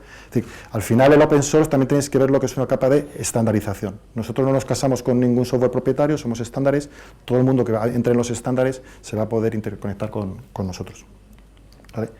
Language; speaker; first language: Spanish; native; Spanish